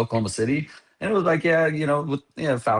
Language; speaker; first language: English; native; English